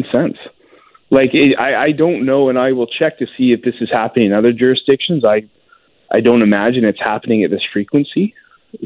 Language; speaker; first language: English; native; English